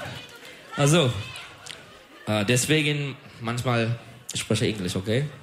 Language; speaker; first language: German; non-native, learner; Turkish